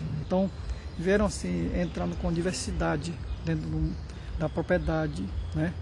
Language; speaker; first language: Portuguese; early bilingual, other home language; Japanese